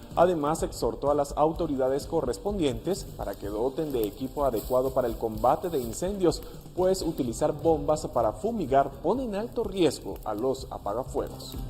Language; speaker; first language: Spanish; native; Spanish